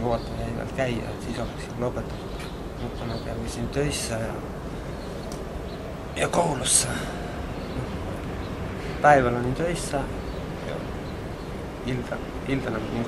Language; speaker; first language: Finnish; non-native, learner; Estonian